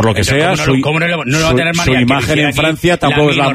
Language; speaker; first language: Spanish; native; Spanish